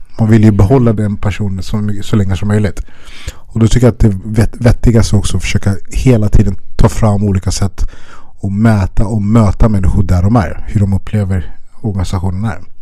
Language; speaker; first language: Swedish; early bilingual, other home language; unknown